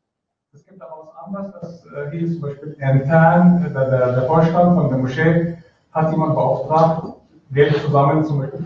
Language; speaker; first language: German; non-native, fluent; Arabic